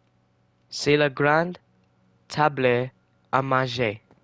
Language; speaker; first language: French; non-native, learner; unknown